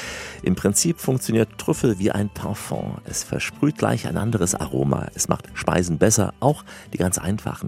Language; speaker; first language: German; native; German